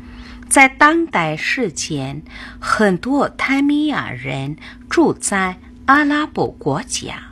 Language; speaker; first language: Chinese; non-native, fluent; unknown